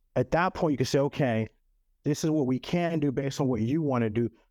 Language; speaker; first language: English; non-native, local second language; French